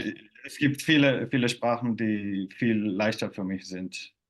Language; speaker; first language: German; non-native, fluent; Finnish